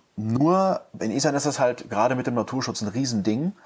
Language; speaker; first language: German; native; German